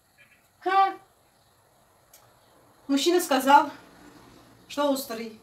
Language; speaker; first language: Russian; non-native, fluent; Armenian